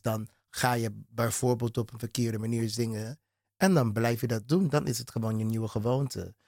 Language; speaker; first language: Dutch; non-native, fluent; English